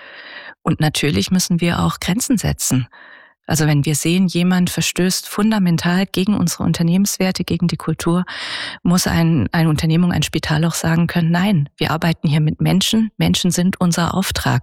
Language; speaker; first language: German; native; German